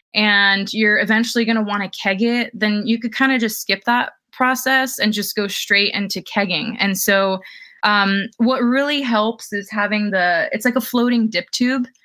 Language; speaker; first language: English; native; English